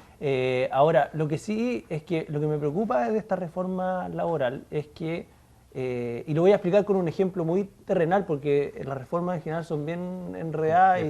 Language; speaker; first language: Spanish; native; Spanish